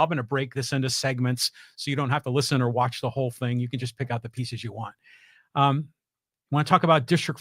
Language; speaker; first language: English; native; English